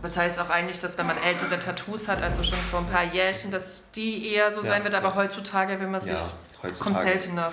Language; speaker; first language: German; native; German